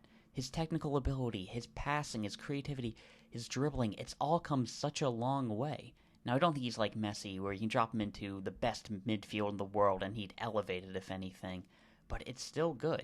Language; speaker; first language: English; native; English